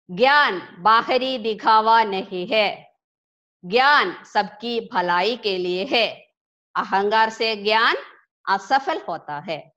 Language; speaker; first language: Hindi; non-native, local second language; Malayalam